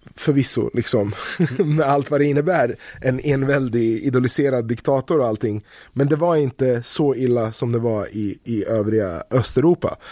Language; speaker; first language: Swedish; early bilingual, other home language; Bosnian